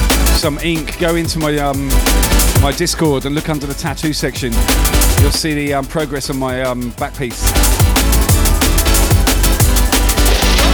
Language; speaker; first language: English; native; English